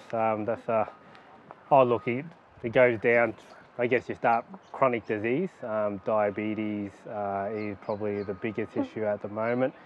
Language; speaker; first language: English; native; English